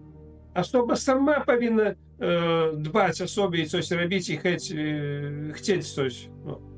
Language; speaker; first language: Polish; non-native, fluent; Russian